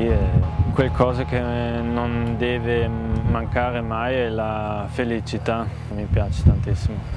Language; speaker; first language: Italian; non-native, local second language; German